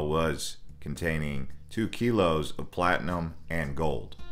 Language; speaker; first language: English; native; English